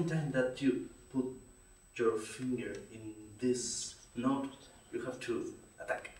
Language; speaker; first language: English; non-native, learner; Spanish